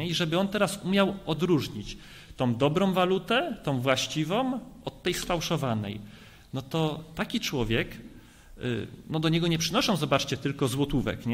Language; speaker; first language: Polish; native; Polish